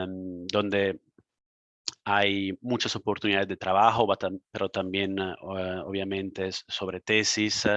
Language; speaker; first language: Spanish; non-native, fluent; Italian